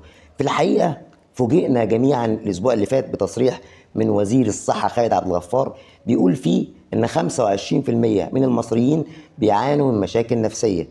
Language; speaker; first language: Arabic; native; Arabic